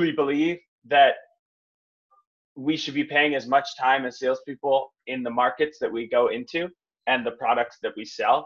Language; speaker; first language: English; native; English